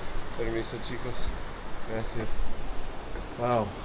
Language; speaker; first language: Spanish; non-native, fluent; English